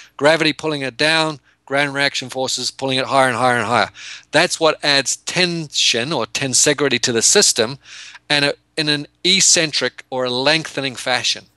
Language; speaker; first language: English; native; English